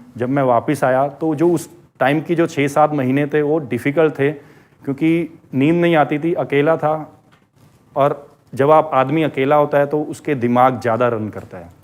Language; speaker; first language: Hindi; non-native, local second language; Punjabi